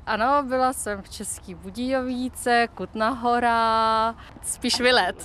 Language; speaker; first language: Czech; non-native, learner; Ukrainian